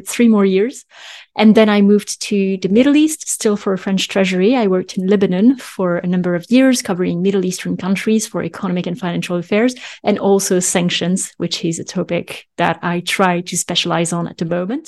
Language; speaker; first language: English; non-native, fluent; French